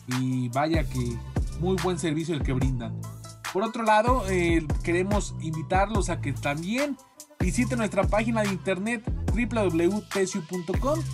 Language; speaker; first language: Spanish; native; Spanish